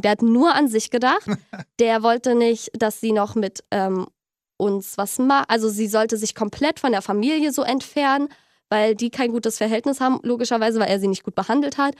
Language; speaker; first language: German; native; German